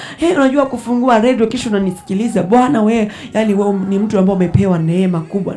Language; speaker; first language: Swahili; non-native, local second language; Rundi